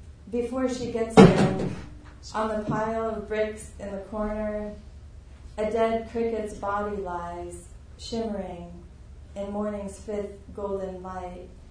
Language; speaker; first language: English; native; English